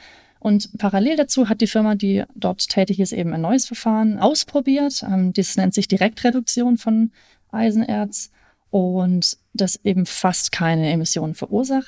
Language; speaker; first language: German; native; German